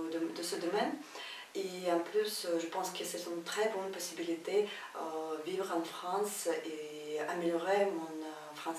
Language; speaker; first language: French; non-native, fluent; Russian